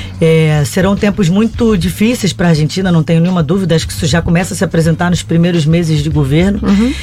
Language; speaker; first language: Portuguese; native; Portuguese